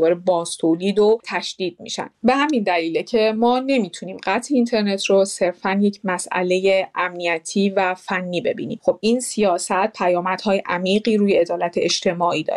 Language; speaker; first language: Persian; native; Persian